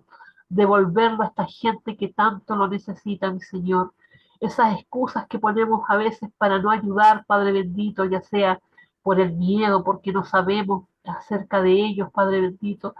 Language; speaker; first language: Spanish; native; Spanish